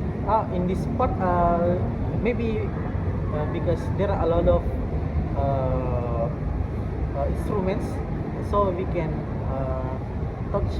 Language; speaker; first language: English; non-native, learner; Indonesian